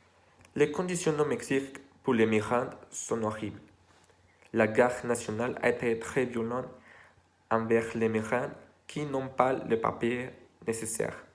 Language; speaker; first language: French; non-native, learner; Spanish